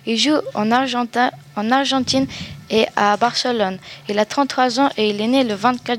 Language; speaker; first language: French; native; French